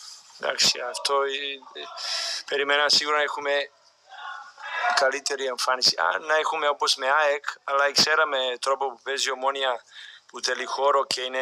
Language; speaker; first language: Greek; non-native, fluent; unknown